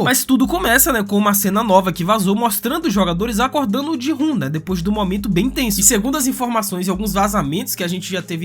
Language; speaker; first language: Portuguese; native; Portuguese